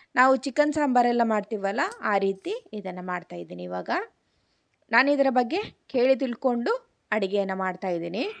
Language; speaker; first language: Kannada; non-native, local second language; Malayalam